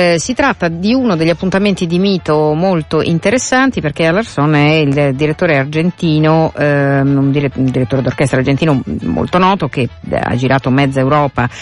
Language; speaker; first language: Italian; native; Italian